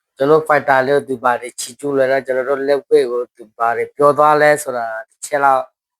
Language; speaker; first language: Burmese; native; Burmese